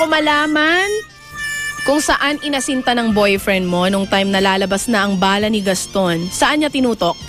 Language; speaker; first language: Filipino; native; Filipino